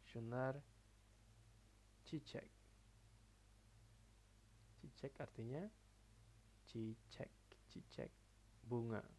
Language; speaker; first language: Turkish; non-native, fluent; Indonesian